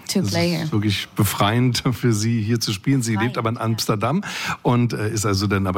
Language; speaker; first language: German; native; German